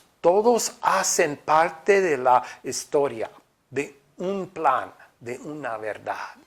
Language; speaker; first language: Spanish; non-native, fluent; English